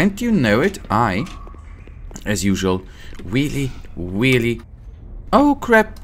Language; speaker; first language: English; non-native, fluent; German